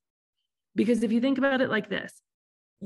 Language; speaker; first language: English; native; English